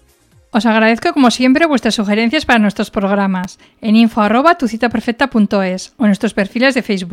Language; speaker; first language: Spanish; native; Spanish